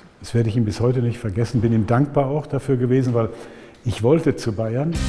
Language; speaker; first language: German; native; German